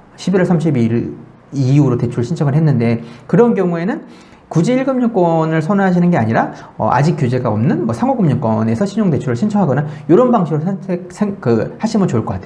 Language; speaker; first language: Korean; native; Korean